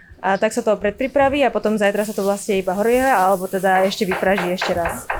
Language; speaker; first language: Slovak; early bilingual, other home language; Vietnamese